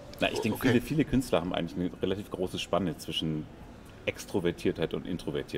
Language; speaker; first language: German; native; German